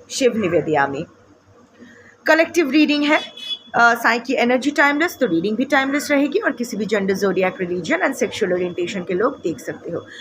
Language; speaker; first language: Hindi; non-native, local second language; Bangla